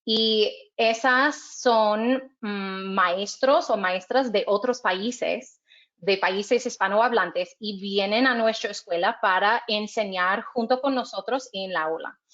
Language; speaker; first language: Spanish; non-native, fluent; English